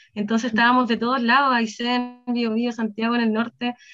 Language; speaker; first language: Spanish; native; Spanish